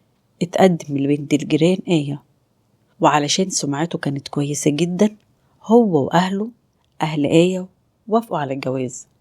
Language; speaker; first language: Arabic; native; Arabic